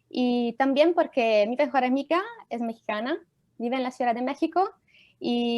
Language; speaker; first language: Spanish; non-native, fluent; Italian